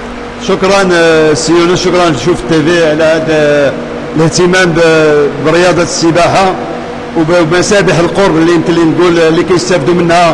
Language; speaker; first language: Arabic; native; Arabic